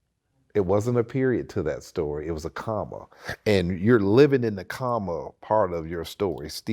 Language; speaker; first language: English; native; English